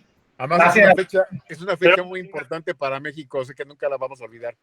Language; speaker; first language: Spanish; native; Spanish